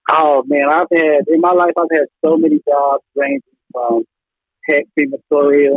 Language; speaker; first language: English; native; English